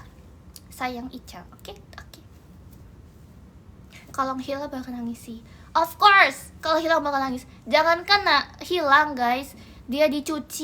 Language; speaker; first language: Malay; non-native, learner; Indonesian